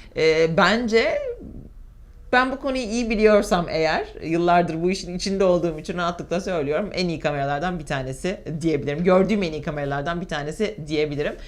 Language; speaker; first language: Turkish; native; Turkish